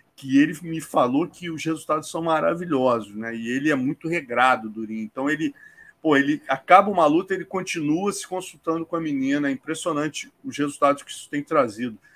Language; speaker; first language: Portuguese; native; Portuguese